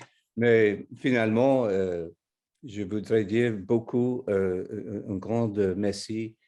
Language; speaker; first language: French; non-native, fluent; English